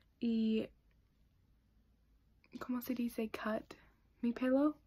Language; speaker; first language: Spanish; non-native, learner; English